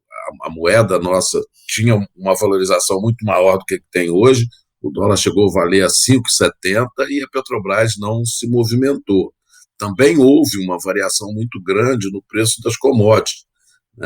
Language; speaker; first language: Portuguese; native; Portuguese